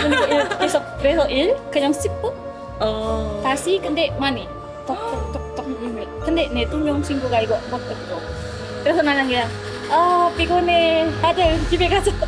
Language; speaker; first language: Korean; non-native, learner; Indonesian